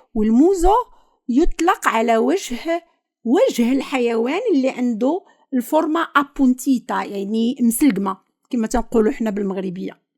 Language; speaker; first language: Arabic; native; Arabic